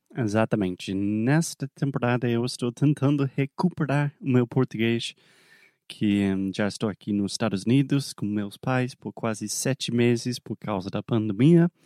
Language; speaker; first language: Portuguese; non-native, fluent; English